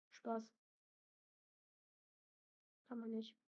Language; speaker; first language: German; native; German